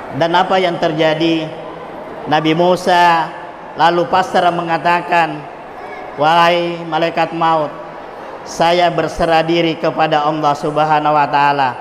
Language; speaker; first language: Indonesian; non-native, local second language; Buginese